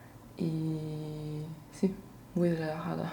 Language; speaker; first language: Spanish; non-native, learner; Chinese